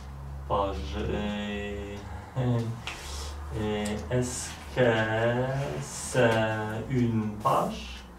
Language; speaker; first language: French; non-native, learner; Polish